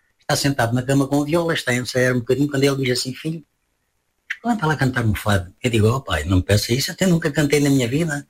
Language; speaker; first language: Portuguese; native; Portuguese